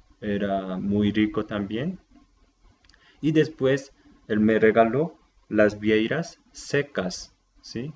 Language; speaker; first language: Spanish; non-native, fluent; Japanese